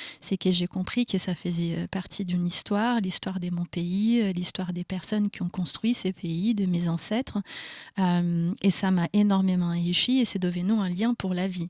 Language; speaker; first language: French; non-native, fluent; Portuguese